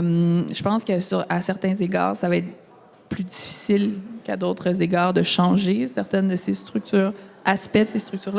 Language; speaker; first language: French; native; French